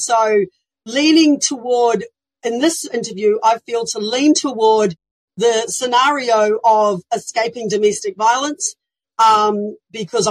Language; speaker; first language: English; native; English